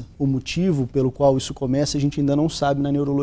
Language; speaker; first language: Portuguese; native; Portuguese